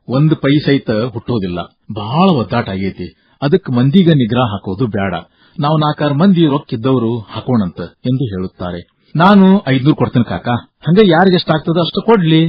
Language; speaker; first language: Kannada; native; Kannada